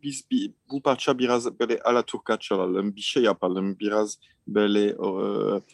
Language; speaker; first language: Turkish; non-native, fluent; French